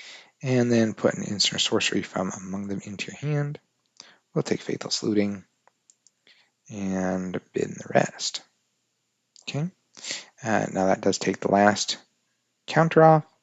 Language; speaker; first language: English; native; English